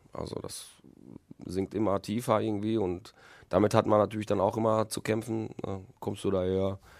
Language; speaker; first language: German; early bilingual, other home language; Polish